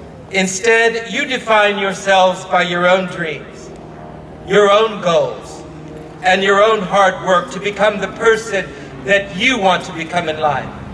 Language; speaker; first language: English; native; English